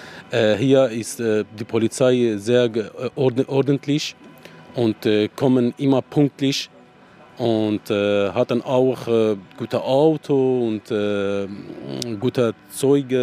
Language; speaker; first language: German; non-native, learner; Arabic